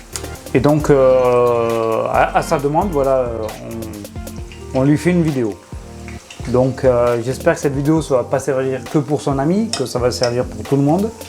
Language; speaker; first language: French; native; French